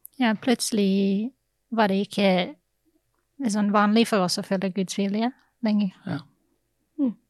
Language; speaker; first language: Norwegian; non-native, fluent; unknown